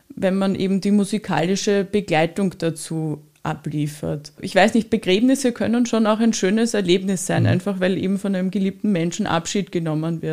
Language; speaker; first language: German; native; German